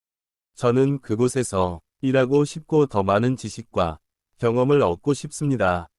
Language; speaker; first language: Korean; non-native, learner; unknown